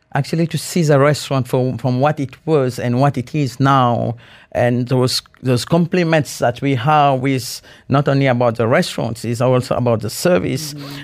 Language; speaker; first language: English; non-native, fluent; Morisyen